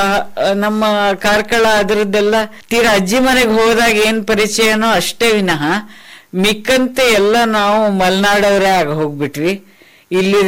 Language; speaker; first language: Kannada; non-native, local second language; Konkani